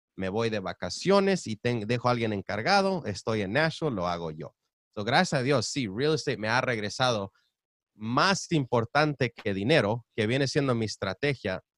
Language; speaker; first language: Spanish; early bilingual, heritage; Spanish